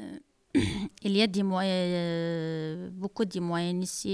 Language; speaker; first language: French; non-native, local second language; Arabic